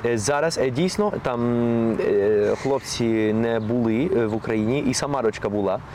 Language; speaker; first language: Ukrainian; non-native, fluent; Spanish